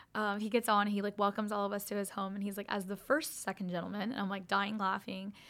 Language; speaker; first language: English; native; English